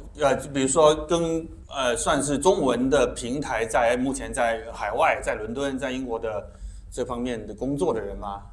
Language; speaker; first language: Chinese; native; Chinese